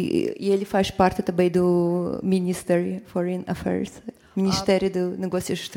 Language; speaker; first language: Portuguese; non-native, fluent; Russian